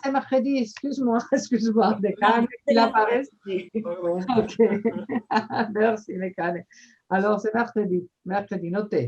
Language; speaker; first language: French; non-native, fluent; Spanish